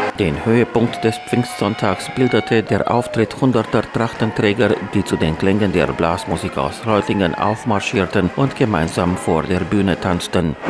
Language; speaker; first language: German; native; German